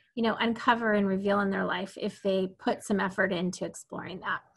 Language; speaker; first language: English; native; English